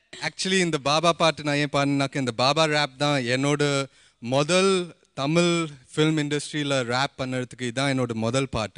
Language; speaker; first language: Tamil; early bilingual, heritage; Tamil